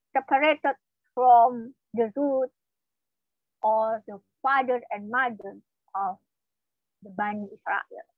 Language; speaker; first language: English; non-native, fluent; Indonesian